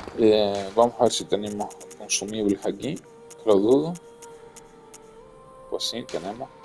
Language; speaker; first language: Spanish; native; Spanish